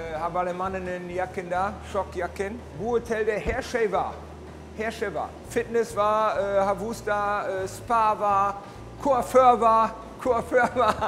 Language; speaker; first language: Turkish; non-native, learner; German